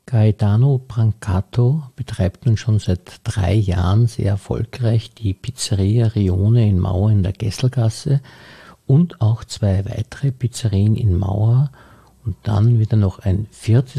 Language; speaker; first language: German; native; German